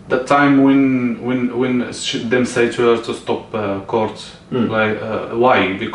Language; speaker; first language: English; non-native, learner; Arabic